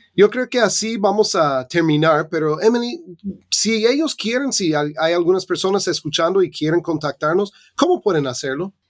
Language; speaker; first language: Spanish; non-native, fluent; English